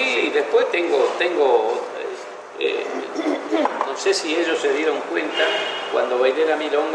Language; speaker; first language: Spanish; native; Spanish